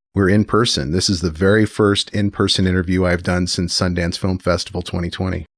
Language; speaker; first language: English; native; English